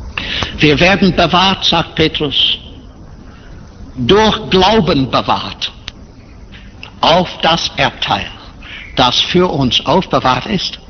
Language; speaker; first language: German; non-native, fluent; English